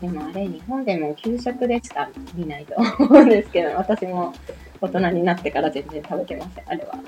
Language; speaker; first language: Japanese; native; Japanese